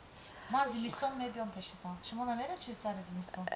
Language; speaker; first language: Persian; native; Persian